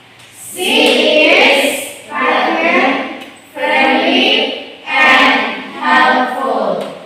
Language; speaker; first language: English; non-native, learner; Indonesian